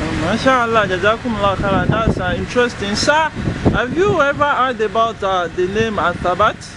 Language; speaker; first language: English; non-native, local second language; Yoruba